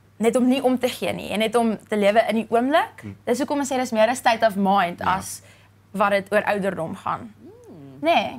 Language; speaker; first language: Afrikaans; native; Afrikaans